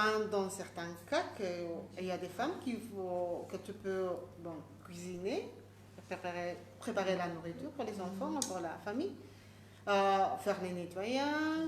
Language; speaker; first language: French; non-native, fluent; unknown